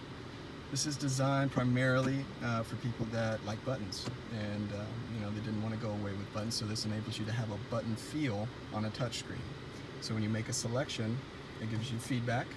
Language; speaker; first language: English; native; English